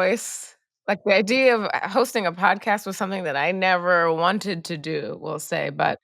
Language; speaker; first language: English; native; English